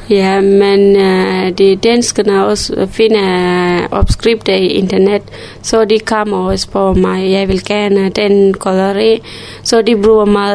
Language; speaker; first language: Danish; non-native, learner; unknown